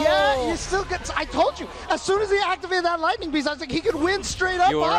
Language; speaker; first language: English; native; English